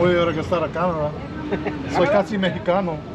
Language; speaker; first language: Spanish; non-native, learner; English